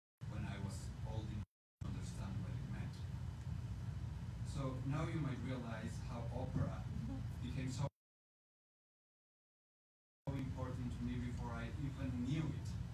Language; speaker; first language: English; non-native, fluent; Spanish